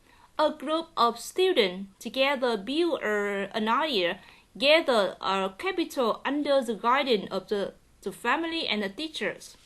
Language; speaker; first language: English; non-native, learner; Vietnamese